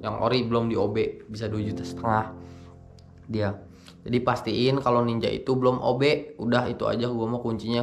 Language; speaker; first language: Indonesian; native; Indonesian